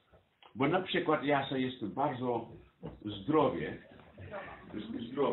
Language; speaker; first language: Polish; non-native, learner; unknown